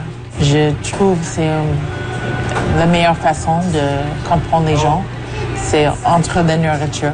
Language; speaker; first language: French; non-native, fluent; English